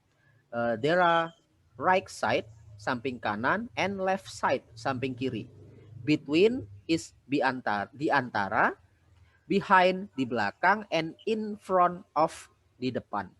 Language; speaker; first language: English; non-native, fluent; Indonesian